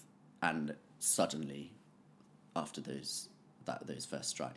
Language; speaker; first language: English; native; English